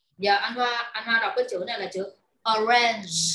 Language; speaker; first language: Vietnamese; native; Vietnamese